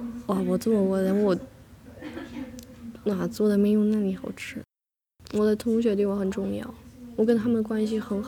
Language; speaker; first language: Chinese; non-native, fluent; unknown